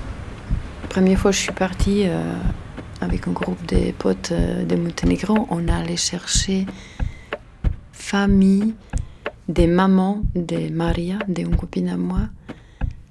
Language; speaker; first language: French; non-native, fluent; Serbian